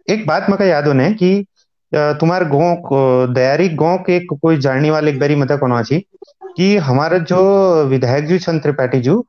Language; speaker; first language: Hindi; non-native, local second language; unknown